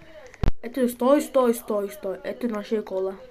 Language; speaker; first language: Bulgarian; early bilingual, heritage; Bulgarian